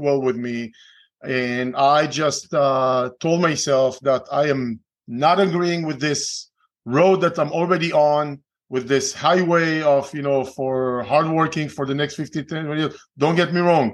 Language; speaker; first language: English; non-native, fluent; Hebrew